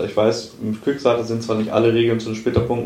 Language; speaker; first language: German; native; German